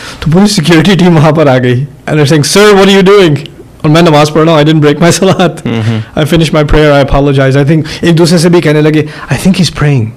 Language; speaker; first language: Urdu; early bilingual, heritage; German